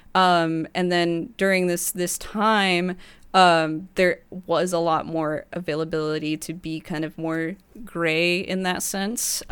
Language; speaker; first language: English; early bilingual, other home language; Spanish